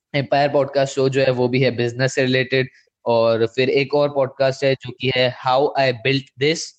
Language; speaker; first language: Hindi; native; Hindi